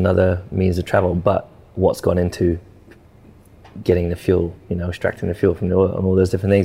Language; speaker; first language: English; native; English